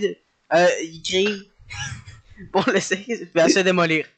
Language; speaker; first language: French; native; French